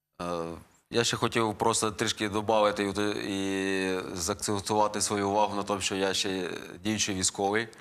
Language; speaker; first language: Ukrainian; native; Ukrainian